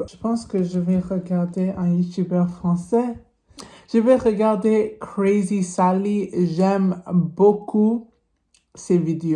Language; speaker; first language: French; non-native, learner; English